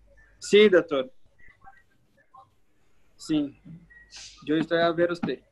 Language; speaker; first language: Spanish; non-native, learner; Portuguese